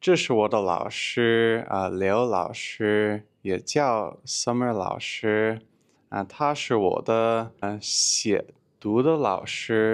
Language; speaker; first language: Chinese; non-native, learner; English